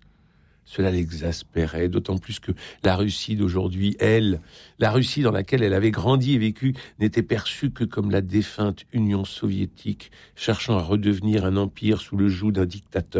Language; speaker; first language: French; native; French